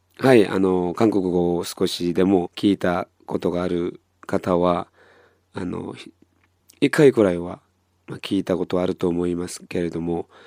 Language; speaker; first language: Japanese; non-native, fluent; Korean